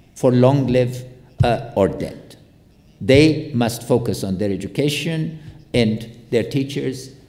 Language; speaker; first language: English; non-native, fluent; Pashto